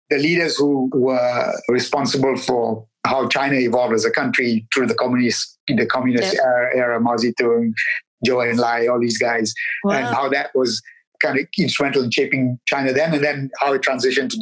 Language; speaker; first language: English; non-native, local second language; Tamil